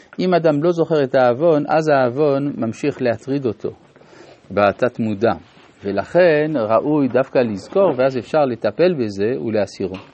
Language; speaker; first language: Hebrew; non-native, fluent; French